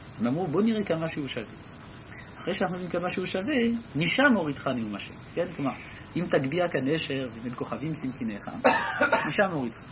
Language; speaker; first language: Hebrew; non-native, fluent; French